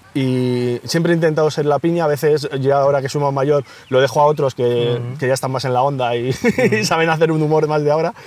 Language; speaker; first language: Spanish; native; Spanish